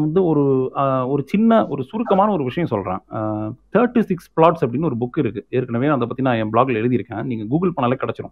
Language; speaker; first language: Tamil; native; Tamil